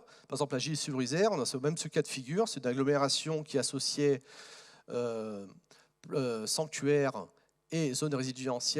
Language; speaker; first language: French; native; French